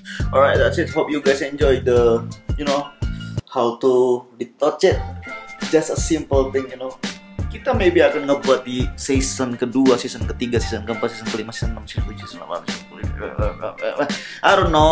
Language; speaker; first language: English; non-native, fluent; Indonesian